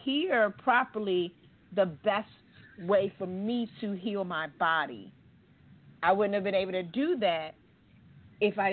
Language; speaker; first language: English; native; English